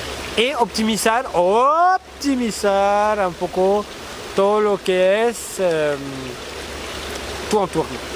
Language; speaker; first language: Spanish; non-native, fluent; French